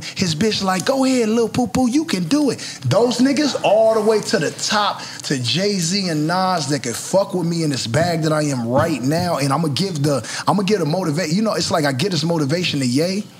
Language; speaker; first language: English; native; English